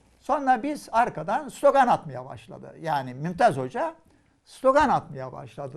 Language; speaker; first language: Turkish; non-native, fluent; Arabic